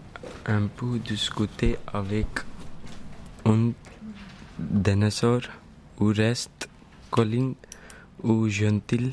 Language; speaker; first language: French; non-native, learner; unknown